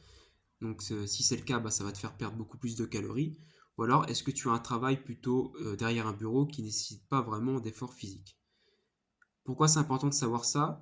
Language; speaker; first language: French; native; French